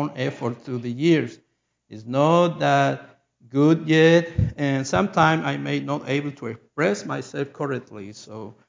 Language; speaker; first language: English; non-native, learner; Spanish